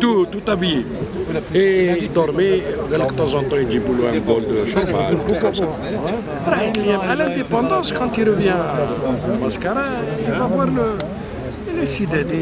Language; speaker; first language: French; non-native, local second language; Arabic